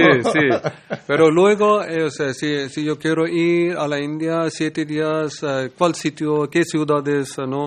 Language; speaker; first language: Spanish; non-native, learner; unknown